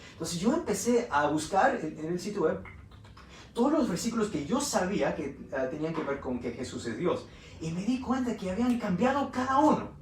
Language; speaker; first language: Spanish; early bilingual, heritage; Spanish